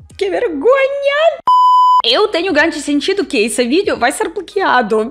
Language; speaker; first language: Portuguese; non-native, learner; Russian